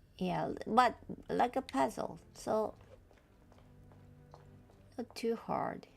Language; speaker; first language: English; non-native, learner; Japanese